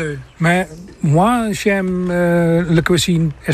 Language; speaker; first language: French; non-native, learner; Dutch